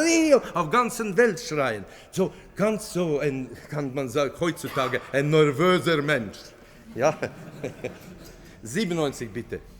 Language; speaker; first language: German; non-native, fluent; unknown